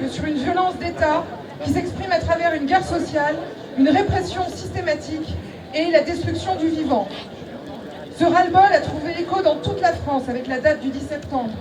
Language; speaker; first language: French; native; French